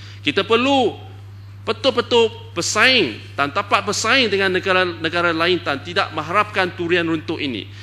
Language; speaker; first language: Malay; non-native, local second language; Chinese